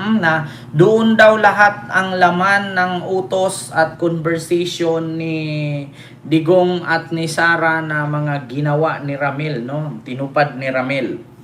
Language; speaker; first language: Filipino; non-native, local second language; Cebuano